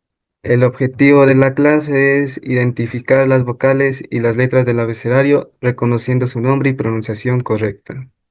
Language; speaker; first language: Spanish; non-native, local second language; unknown